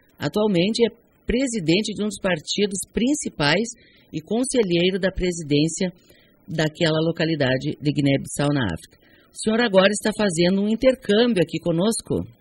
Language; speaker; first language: Portuguese; native; Portuguese